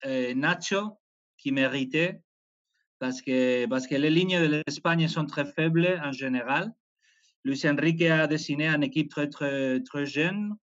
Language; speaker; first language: French; non-native, fluent; Spanish